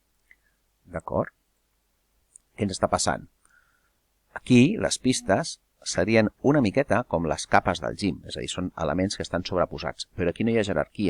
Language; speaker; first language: Catalan; native; Catalan